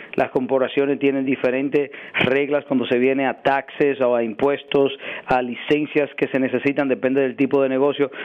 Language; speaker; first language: Spanish; early bilingual, heritage; Spanish